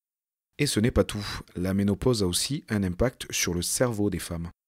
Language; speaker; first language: French; native; French